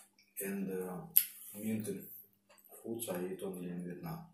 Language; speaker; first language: English; non-native, learner; Russian